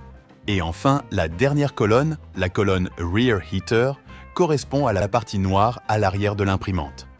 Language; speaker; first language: French; native; French